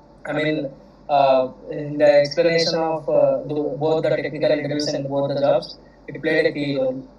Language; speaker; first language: English; non-native, local second language; Telugu